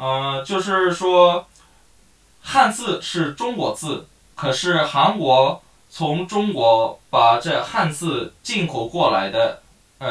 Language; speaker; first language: Chinese; non-native, fluent; Korean